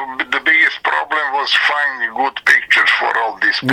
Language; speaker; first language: English; non-native, learner; Serbian